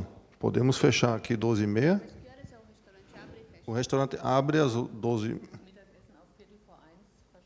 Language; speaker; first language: Portuguese; non-native, fluent; German